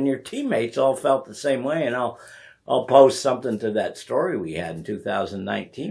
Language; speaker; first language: English; native; English